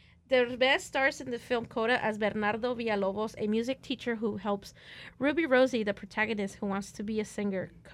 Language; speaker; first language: English; early bilingual, other home language; Spanish